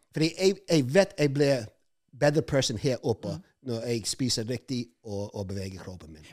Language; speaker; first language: Norwegian; non-native, fluent; English